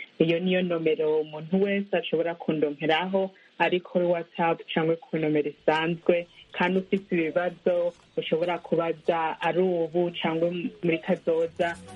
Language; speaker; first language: Rundi; early bilingual, heritage; Rundi